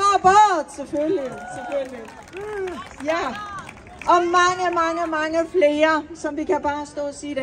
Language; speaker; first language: Danish; non-native, fluent; Persian